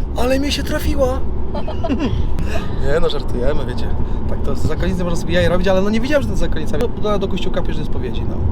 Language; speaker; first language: Polish; native; Polish